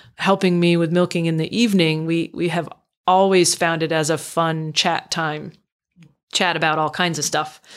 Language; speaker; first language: English; native; English